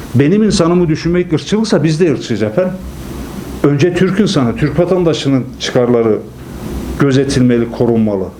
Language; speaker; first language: Turkish; native; Turkish